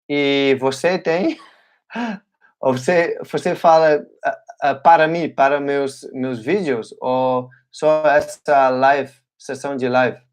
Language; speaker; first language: Portuguese; non-native, learner; Dutch